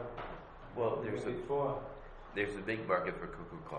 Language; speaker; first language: English; native; English